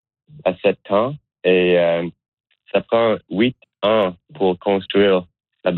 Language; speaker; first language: French; non-native, learner; English